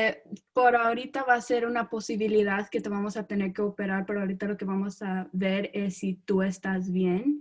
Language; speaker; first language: Spanish; non-native, learner; English